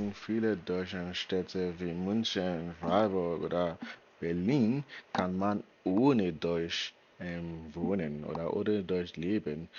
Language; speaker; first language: German; non-native, learner; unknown